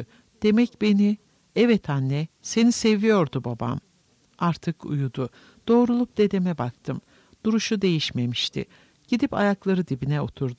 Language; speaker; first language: Turkish; native; Turkish